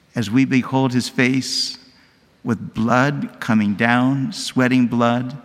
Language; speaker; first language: English; native; English